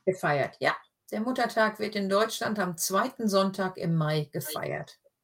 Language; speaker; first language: German; native; German